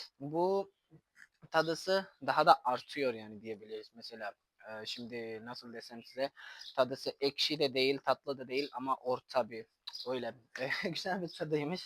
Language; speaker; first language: Turkish; non-native, fluent; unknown